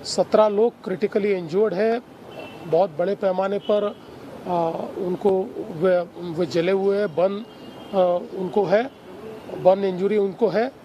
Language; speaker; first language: Hindi; non-native, local second language; Marathi